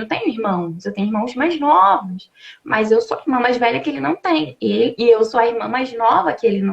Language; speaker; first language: Portuguese; native; Portuguese